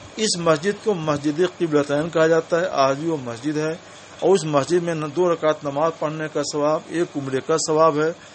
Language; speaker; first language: Urdu; native; Urdu